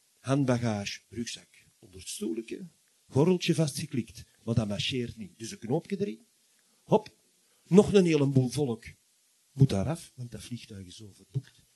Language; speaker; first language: Dutch; native; Dutch